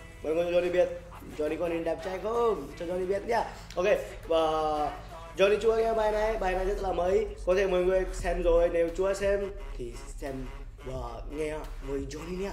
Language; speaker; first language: Vietnamese; non-native, learner; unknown